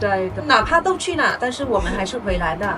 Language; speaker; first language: Chinese; non-native, fluent; Vietnamese